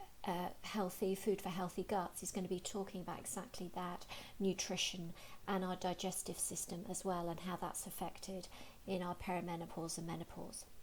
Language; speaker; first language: English; native; English